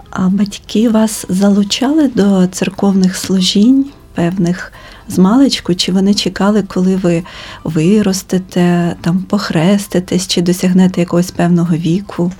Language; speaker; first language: Ukrainian; native; Ukrainian